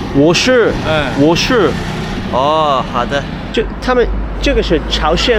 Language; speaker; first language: Chinese; non-native, learner; English